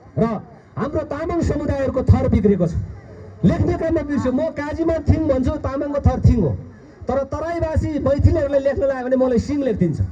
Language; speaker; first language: Nepali; non-native, local second language; Eastern Tamang